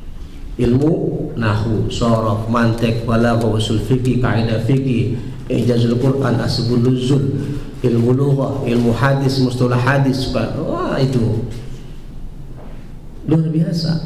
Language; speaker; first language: Indonesian; native; Indonesian